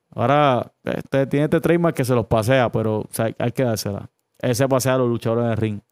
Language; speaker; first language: Spanish; native; Spanish